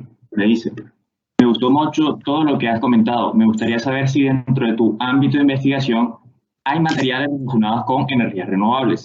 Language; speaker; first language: Spanish; native; Spanish